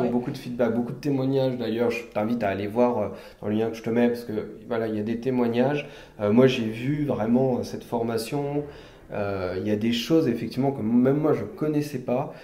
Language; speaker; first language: French; native; French